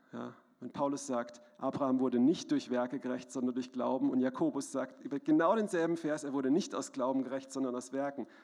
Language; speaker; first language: German; native; German